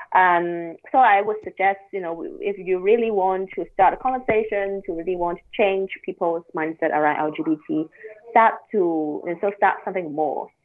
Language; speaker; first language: English; non-native, local second language; Cantonese